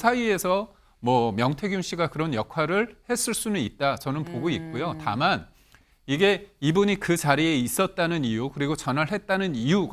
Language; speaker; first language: Korean; native; Korean